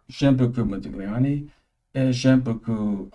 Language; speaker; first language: French; early bilingual, heritage; English